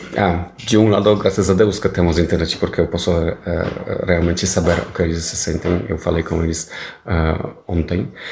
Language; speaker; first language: Portuguese; non-native, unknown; Polish